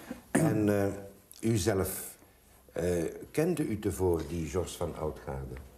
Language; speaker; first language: Dutch; native; Dutch